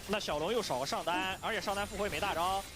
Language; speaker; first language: Chinese; native; Chinese